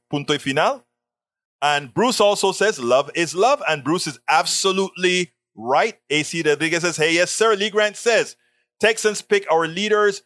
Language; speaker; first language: English; non-native, fluent; Spanish